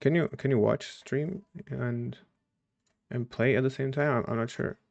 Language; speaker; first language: English; non-native, fluent; Czech